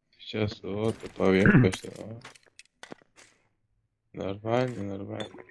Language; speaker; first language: Russian; non-native, fluent; Georgian